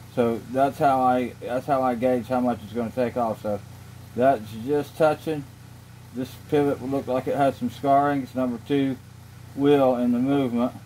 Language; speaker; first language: English; native; English